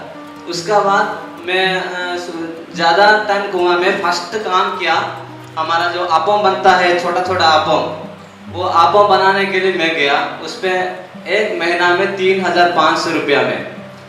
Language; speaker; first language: Hindi; non-native, local second language; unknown